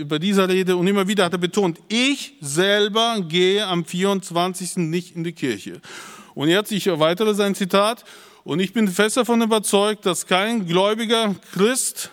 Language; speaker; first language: German; native; German